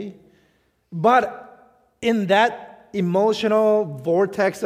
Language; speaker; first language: English; native; English